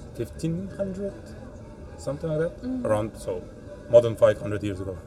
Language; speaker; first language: English; non-native, fluent; Russian